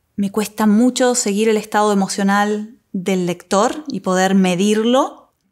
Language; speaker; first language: Spanish; native; Spanish